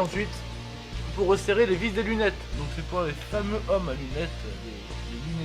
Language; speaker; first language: French; native; French